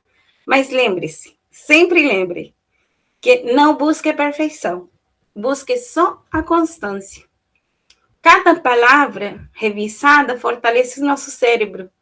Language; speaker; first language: Portuguese; non-native, fluent; Spanish